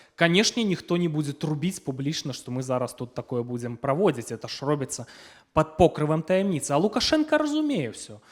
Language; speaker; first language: Belarusian; non-native, local second language; Russian